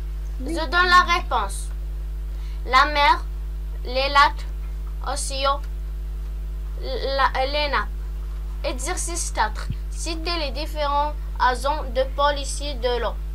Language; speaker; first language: French; non-native, local second language; Arabic